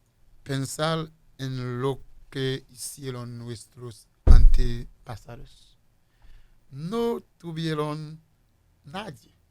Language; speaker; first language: Spanish; non-native, fluent; Haitian Creole